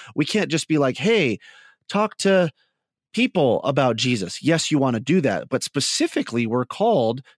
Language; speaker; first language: English; native; English